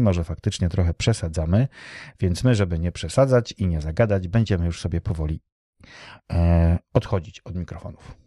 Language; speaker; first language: Polish; native; Polish